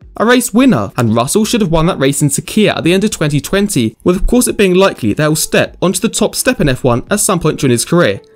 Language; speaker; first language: English; native; English